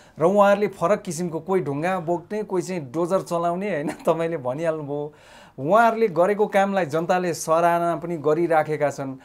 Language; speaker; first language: Nepali; native; Nepali